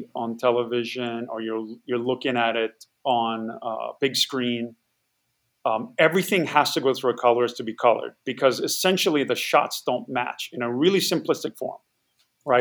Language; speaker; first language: English; native; English